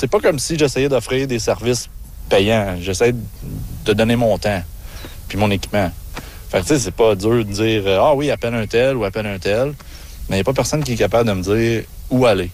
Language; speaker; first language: French; native; French